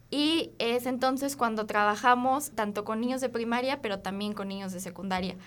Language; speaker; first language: Spanish; native; Spanish